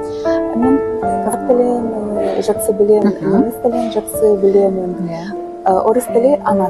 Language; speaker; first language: Kazakh; non-native, learner; Russian